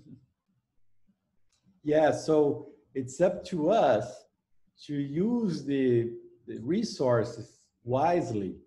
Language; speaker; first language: English; non-native, fluent; Portuguese